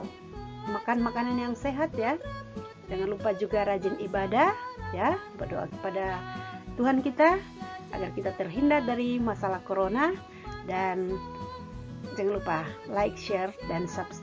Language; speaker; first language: Indonesian; native; Indonesian